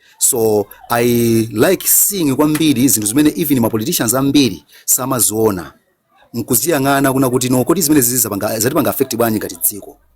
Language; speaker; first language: Nyanja; native; Nyanja